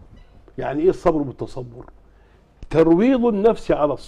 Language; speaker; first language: Arabic; native; Arabic